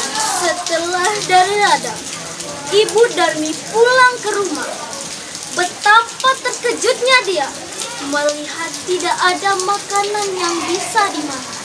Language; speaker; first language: Indonesian; non-native, local second language; Balinese